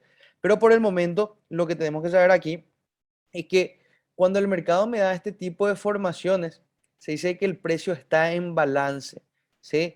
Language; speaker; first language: Spanish; native; Spanish